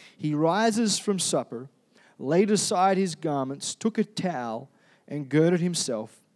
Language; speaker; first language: English; native; English